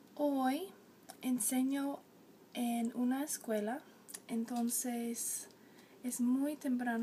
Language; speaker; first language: Spanish; non-native, learner; English